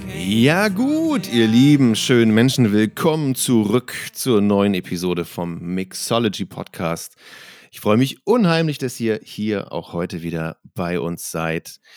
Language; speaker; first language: German; native; German